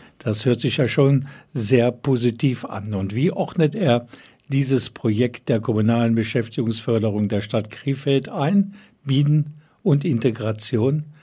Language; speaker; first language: German; native; German